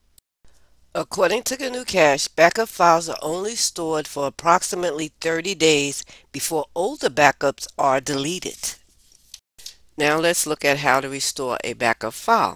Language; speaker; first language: English; native; English